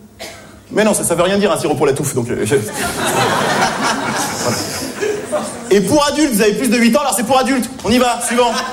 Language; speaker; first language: French; native; French